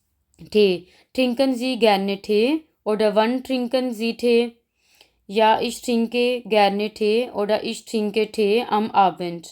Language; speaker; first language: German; non-native, learner; Urdu